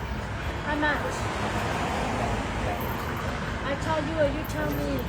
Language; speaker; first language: English; non-native, learner; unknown